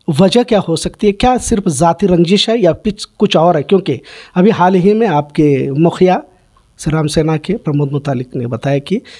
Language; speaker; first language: Hindi; non-native, local second language; Urdu